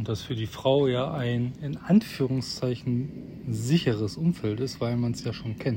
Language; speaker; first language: German; native; German